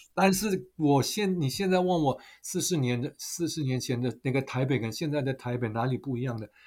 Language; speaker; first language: Chinese; non-native, fluent; German